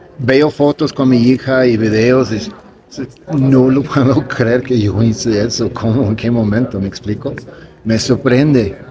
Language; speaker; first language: Spanish; non-native, fluent; English